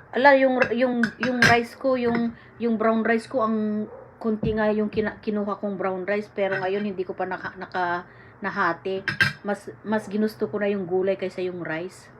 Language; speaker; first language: Filipino; non-native, local second language; Iloko